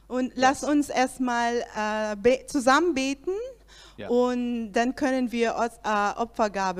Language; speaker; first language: German; non-native, learner; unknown